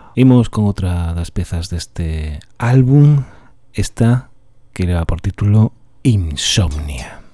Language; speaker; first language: Galician; non-native, local second language; Spanish